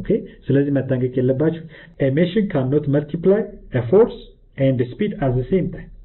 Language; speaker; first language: English; non-native, fluent; Amharic